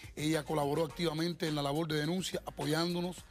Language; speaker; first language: Spanish; native; Spanish